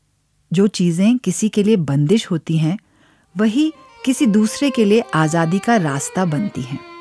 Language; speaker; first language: Hindi; native; Hindi